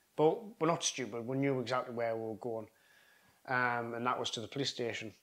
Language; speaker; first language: English; native; English